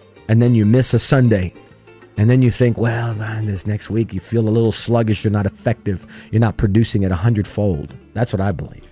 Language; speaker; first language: English; early bilingual, other home language; Spanish